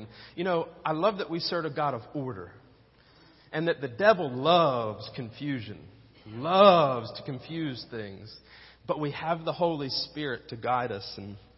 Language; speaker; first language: English; native; English